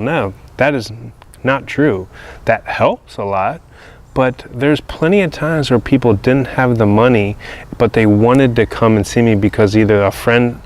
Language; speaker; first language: English; native; English